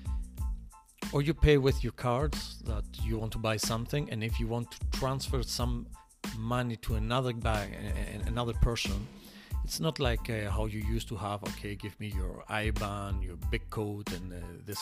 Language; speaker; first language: English; non-native, fluent; Greek